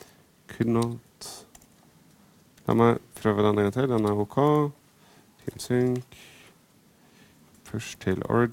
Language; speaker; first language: Norwegian; native; Norwegian